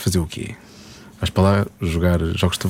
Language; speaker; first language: Portuguese; native; Portuguese